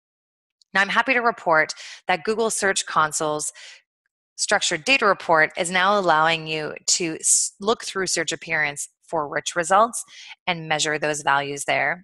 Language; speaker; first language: English; native; English